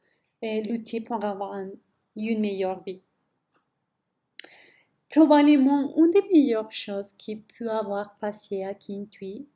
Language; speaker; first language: French; non-native, learner; Spanish